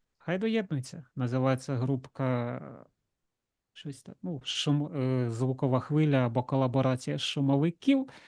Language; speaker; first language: Ukrainian; non-native, local second language; Russian